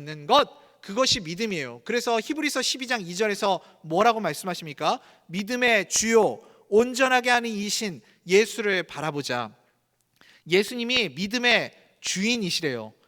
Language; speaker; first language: Korean; native; Korean